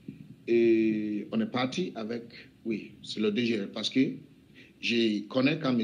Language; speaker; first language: French; non-native, local second language; English